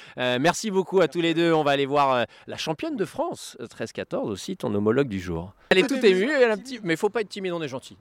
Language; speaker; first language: French; native; French